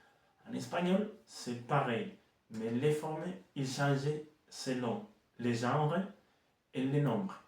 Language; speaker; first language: French; non-native, fluent; Spanish